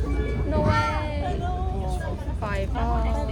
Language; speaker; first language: English; non-native, learner; Korean